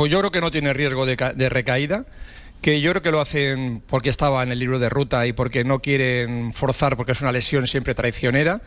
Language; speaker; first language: Spanish; native; Spanish